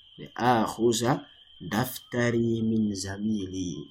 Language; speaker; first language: Arabic; non-native, fluent; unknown